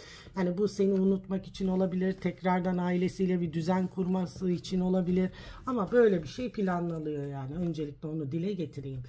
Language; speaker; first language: Turkish; early bilingual, heritage; Turkish